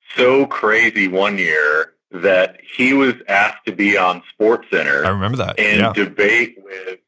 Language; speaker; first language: English; native; English